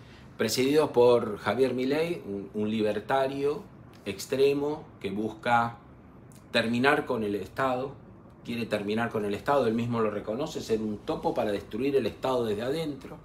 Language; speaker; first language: Spanish; native; Spanish